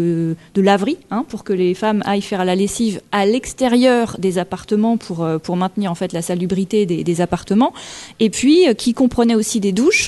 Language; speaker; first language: French; native; French